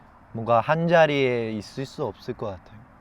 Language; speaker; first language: Korean; non-native, fluent; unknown